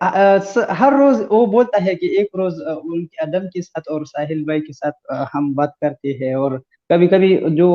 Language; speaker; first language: Hindi; non-native, learner; Pashto